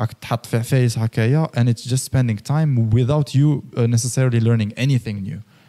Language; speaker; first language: English; non-native, fluent; Arabic